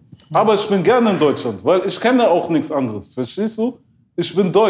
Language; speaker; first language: German; early bilingual, other home language; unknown